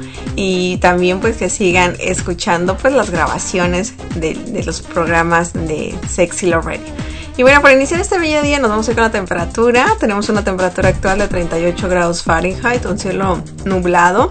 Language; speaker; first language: Spanish; native; Spanish